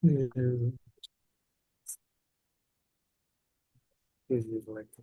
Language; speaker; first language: English; non-native, learner; Vietnamese